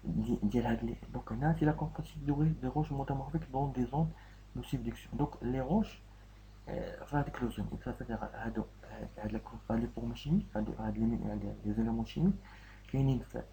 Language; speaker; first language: French; non-native, local second language; Arabic